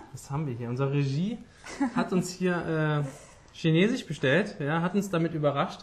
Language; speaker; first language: German; native; German